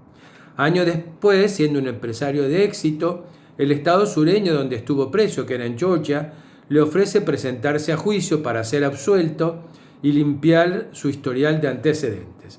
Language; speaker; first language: Spanish; native; Spanish